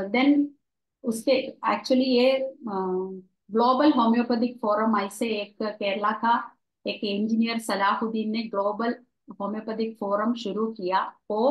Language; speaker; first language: Hindi; non-native, local second language; Malayalam